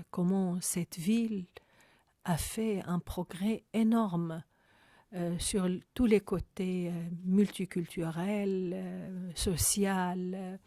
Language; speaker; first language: French; non-native, fluent; Arabic